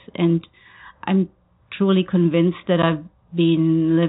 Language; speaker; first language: English; non-native, fluent; German